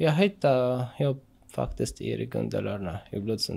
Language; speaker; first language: Swedish; non-native, local second language; Arabic